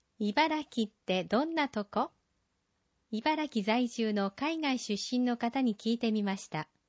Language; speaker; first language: Japanese; native; Japanese